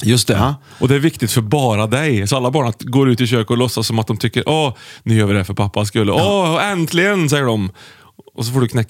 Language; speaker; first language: Swedish; native; Swedish